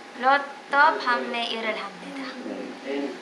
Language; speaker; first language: Korean; non-native, learner; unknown